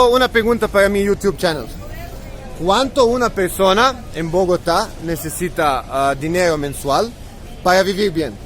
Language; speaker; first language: Spanish; non-native, learner; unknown